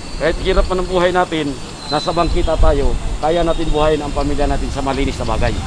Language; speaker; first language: Filipino; native; Filipino